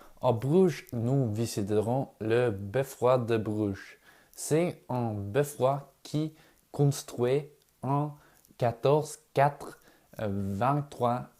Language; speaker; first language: French; non-native, learner; Norwegian